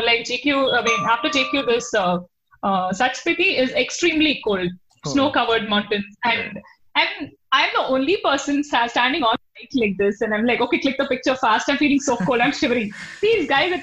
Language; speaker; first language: English; non-native, local second language; Tulu